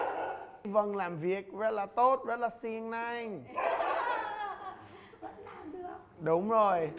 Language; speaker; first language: Vietnamese; non-native, learner; English